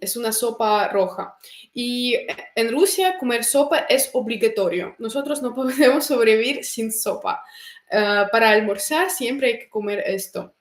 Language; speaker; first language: Spanish; non-native, fluent; Russian